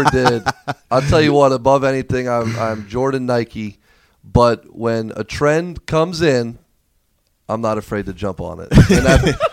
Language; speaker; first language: English; native; English